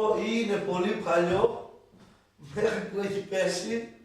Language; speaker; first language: Greek; non-native, local second language; Macedonian